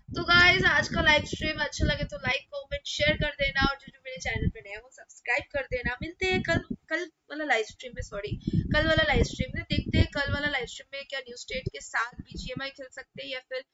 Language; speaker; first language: Hindi; non-native, local second language; Bangla